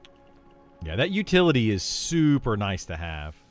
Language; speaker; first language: English; native; English